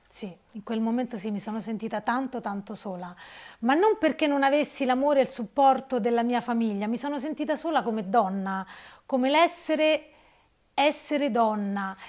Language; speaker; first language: Italian; native; Italian